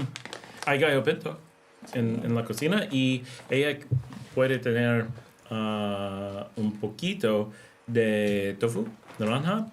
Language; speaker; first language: Spanish; non-native, learner; English